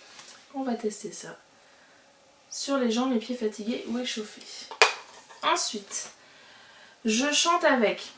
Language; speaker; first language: French; native; French